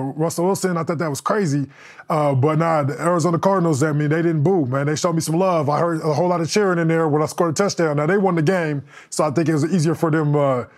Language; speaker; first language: English; native; English